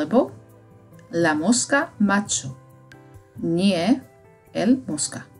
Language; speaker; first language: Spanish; non-native, fluent; Slovak